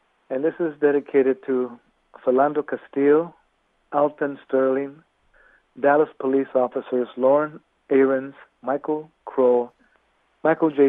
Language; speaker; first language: English; early bilingual, other home language; Spanish